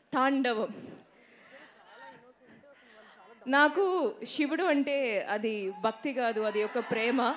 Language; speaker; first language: Telugu; non-native, learner; Malayalam